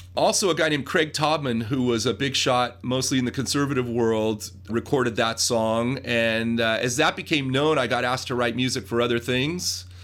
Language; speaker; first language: English; native; English